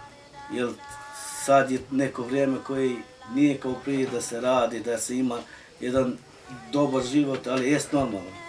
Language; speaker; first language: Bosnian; non-native, local second language; Romany